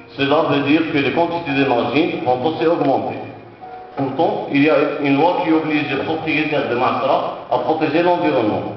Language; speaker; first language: French; non-native, local second language; Arabic